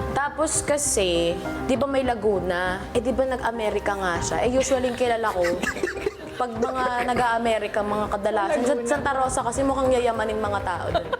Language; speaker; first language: Filipino; native; Filipino